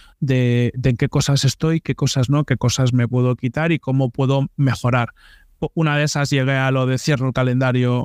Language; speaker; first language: Spanish; native; Spanish